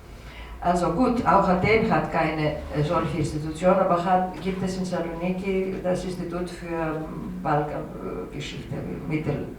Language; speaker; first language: German; non-native, fluent; Greek